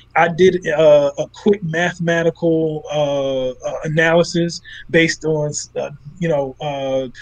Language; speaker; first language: English; native; English